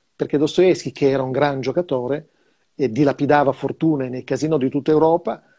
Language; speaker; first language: Italian; native; Italian